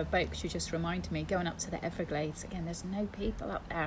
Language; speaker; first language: English; native; English